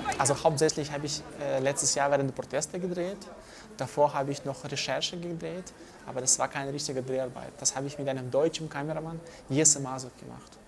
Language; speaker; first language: German; non-native, fluent; Russian